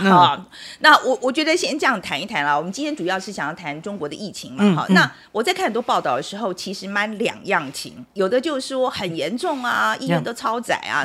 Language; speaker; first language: Chinese; native; Chinese